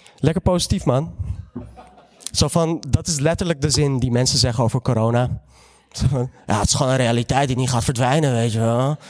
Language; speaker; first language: Dutch; early bilingual, other home language; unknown